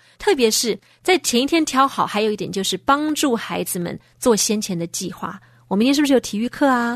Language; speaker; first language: Chinese; native; Chinese